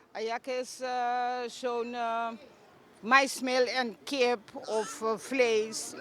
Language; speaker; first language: Dutch; non-native, local second language; Papiamento